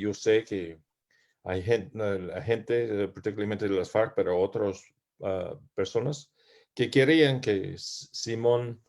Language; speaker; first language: Spanish; non-native, learner; English